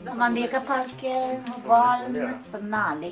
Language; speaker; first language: Swedish; non-native, learner; Japanese